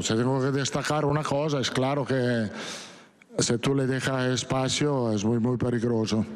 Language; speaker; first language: Spanish; non-native, fluent; Italian